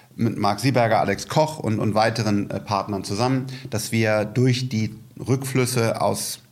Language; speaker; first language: German; native; German